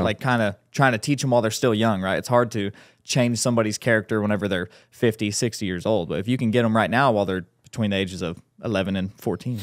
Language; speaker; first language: English; native; English